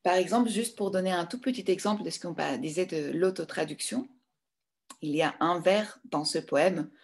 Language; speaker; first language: French; non-native, fluent; Greek